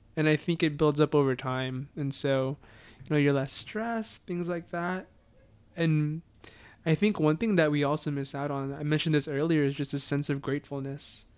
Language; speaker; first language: English; native; English